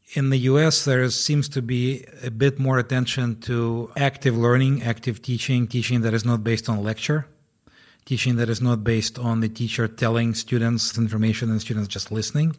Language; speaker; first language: English; non-native, fluent; Ukrainian